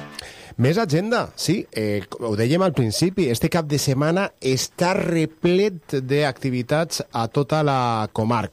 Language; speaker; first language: Catalan; native; Catalan